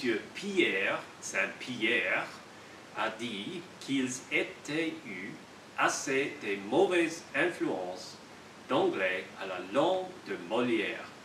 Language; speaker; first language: French; non-native, learner; English